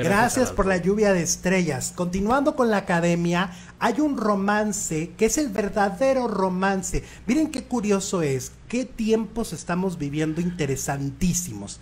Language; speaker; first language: Spanish; native; Spanish